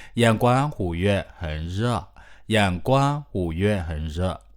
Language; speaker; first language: Chinese; non-native, fluent; Burmese